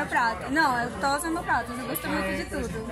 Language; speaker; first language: Portuguese; non-native, learner; Spanish